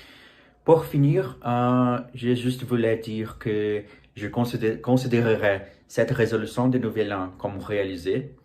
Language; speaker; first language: French; non-native, learner; Portuguese